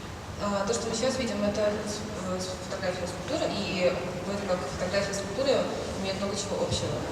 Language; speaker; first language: Russian; native; Russian